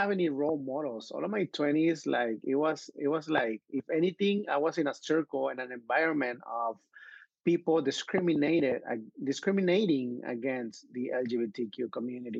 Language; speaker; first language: English; non-native, fluent; Spanish